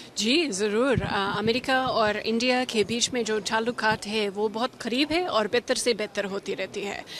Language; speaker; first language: Hindi; non-native, fluent; English